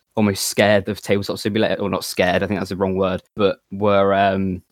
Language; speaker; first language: English; native; English